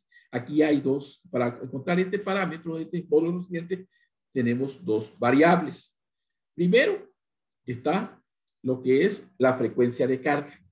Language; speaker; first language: Spanish; native; Spanish